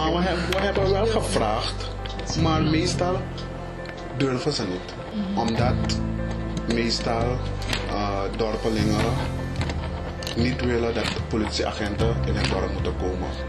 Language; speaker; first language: Dutch; non-native, local second language; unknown